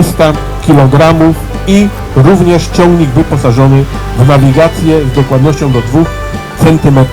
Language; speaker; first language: Polish; native; Polish